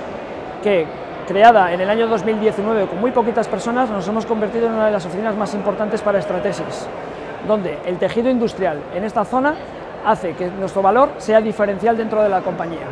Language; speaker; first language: Spanish; native; Spanish